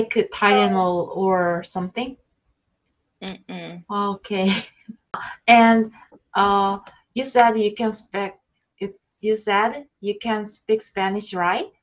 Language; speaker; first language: English; non-native, learner; Korean